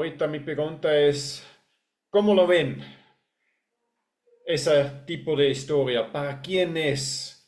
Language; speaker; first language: Spanish; non-native, fluent; English